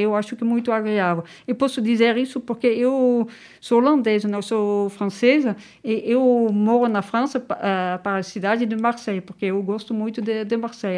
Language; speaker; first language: Portuguese; non-native, learner; Dutch